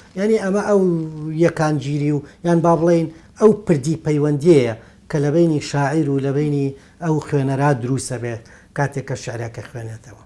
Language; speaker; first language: Central Kurdish; native; Central Kurdish